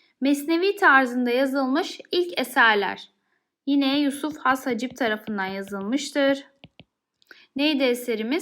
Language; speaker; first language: Turkish; native; Turkish